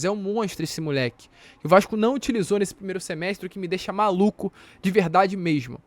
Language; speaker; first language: Portuguese; native; Portuguese